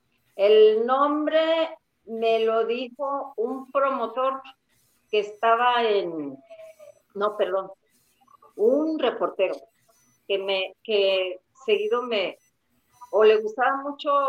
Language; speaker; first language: Spanish; native; Spanish